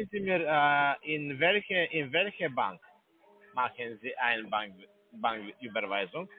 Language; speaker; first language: German; non-native, learner; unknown